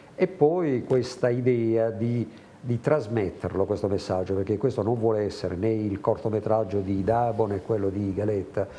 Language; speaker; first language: Italian; native; Italian